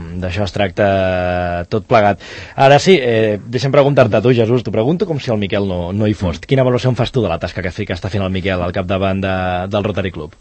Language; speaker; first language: Catalan; native; Catalan